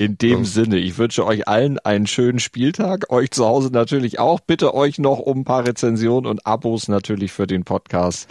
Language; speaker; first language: German; native; German